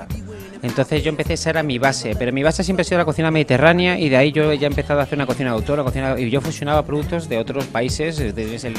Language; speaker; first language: Spanish; native; Spanish